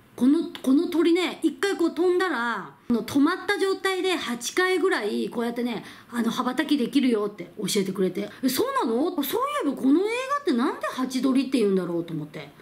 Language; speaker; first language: Japanese; non-native, fluent; Korean